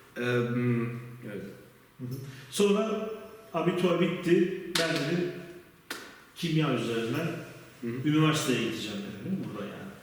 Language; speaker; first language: Turkish; early bilingual, heritage; Turkish